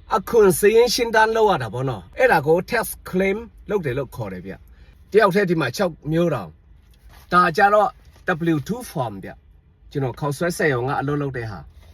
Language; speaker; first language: Burmese; non-native, local second language; Shan